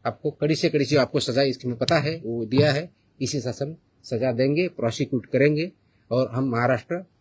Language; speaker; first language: Hindi; non-native, local second language; Marathi